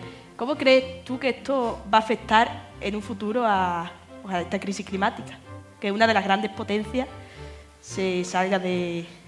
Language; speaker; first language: Spanish; native; Spanish